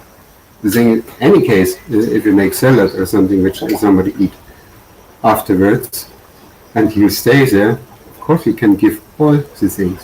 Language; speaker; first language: English; non-native, learner; German